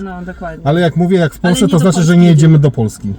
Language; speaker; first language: Polish; native; Polish